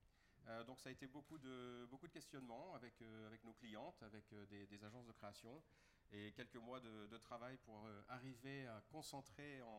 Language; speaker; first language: French; native; French